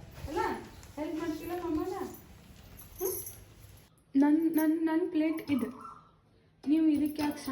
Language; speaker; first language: Kannada; native; Kannada